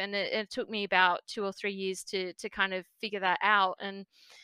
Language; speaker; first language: English; native; English